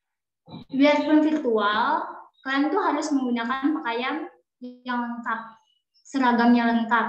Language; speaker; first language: Indonesian; native; Indonesian